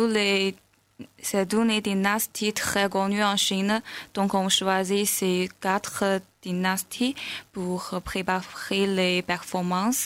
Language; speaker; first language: French; non-native, learner; Chinese